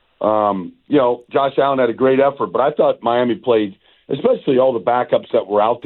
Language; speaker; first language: English; native; English